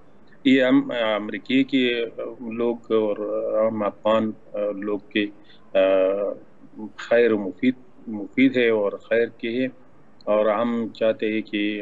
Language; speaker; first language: Hindi; non-native, learner; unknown